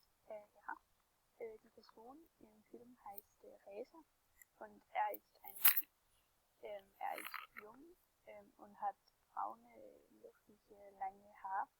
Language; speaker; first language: German; non-native, learner; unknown